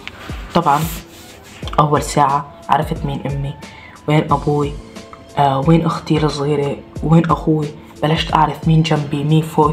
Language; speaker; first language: Arabic; native; Arabic